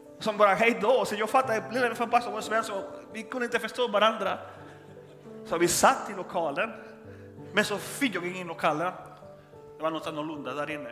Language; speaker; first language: Swedish; non-native, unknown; Spanish